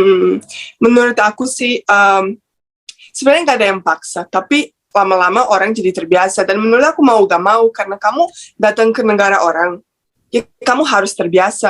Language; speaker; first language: Indonesian; non-native, fluent; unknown